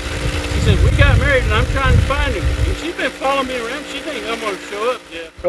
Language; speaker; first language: English; native; English